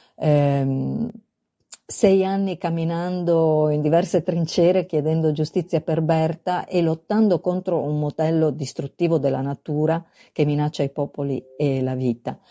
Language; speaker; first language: Italian; non-native, fluent; Spanish